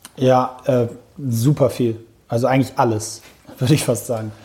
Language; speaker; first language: German; native; German